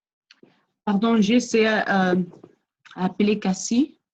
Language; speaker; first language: French; non-native, learner; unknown